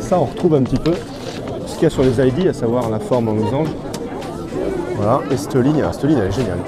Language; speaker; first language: French; native; French